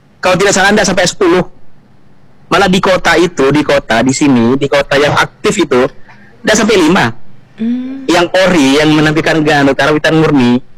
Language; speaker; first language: Indonesian; non-native, local second language; Madurese